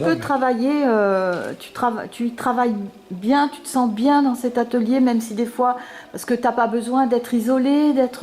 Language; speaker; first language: French; native; French